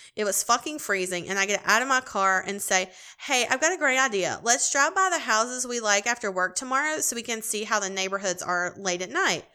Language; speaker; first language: English; native; English